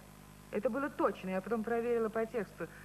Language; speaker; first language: Russian; native; Russian